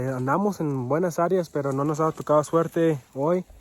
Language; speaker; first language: Spanish; early bilingual, other home language; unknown